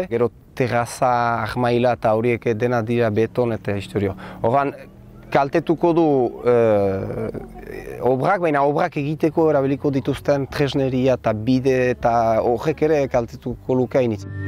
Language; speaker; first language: Basque; native; Basque